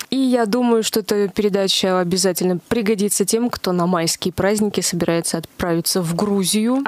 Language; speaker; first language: Russian; native; Russian